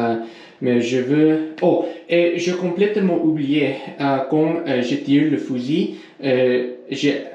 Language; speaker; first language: French; non-native, learner; English